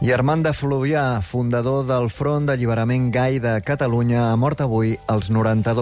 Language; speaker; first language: Catalan; native; Catalan